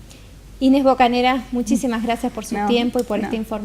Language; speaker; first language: Spanish; native; Spanish